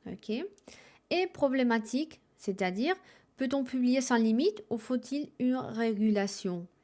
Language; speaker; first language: French; non-native, fluent; Spanish